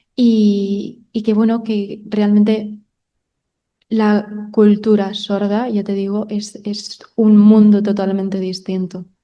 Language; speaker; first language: Spanish; native; Spanish